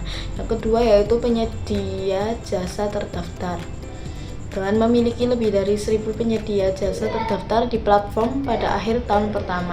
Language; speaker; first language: Indonesian; native; Indonesian